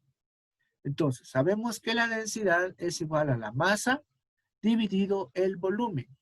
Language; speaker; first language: Spanish; native; Spanish